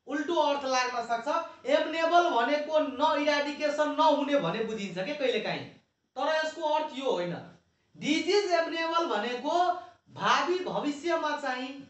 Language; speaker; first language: Nepali; non-native, local second language; Maithili